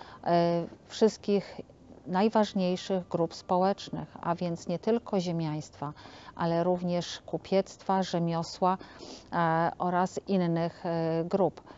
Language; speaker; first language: Polish; native; Polish